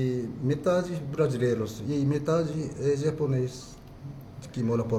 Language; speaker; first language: Portuguese; non-native, fluent; Japanese